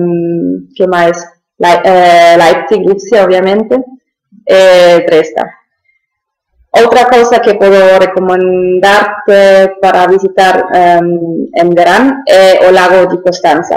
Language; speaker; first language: Spanish; non-native, fluent; German